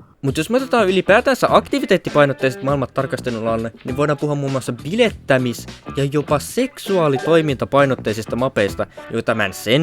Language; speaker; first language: Finnish; native; Finnish